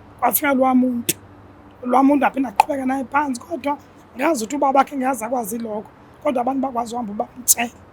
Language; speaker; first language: Zulu; non-native, local second language; Xhosa